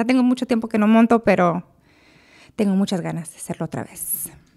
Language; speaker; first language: Spanish; early bilingual, heritage; Spanish